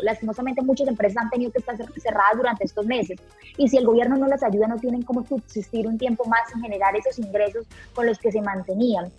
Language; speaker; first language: Spanish; native; Spanish